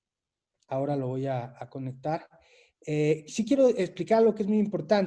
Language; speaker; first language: Spanish; native; Spanish